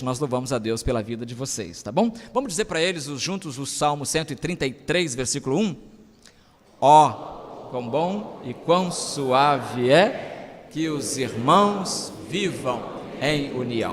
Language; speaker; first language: Portuguese; native; Portuguese